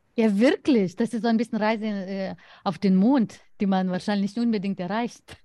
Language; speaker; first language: German; non-native, fluent; Lithuanian